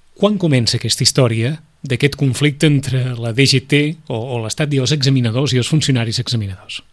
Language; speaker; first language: Catalan; native; Catalan